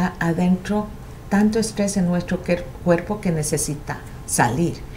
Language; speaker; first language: Spanish; early bilingual, heritage; Spanish